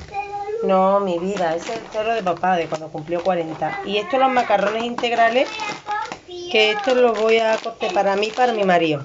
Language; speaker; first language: Spanish; native; Spanish